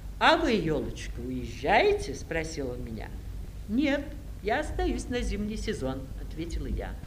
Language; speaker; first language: Russian; native; Russian